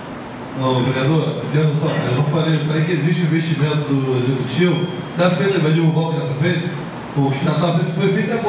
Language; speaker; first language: Portuguese; native; Portuguese